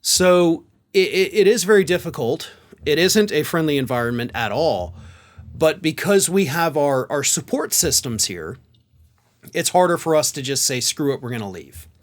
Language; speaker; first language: English; native; English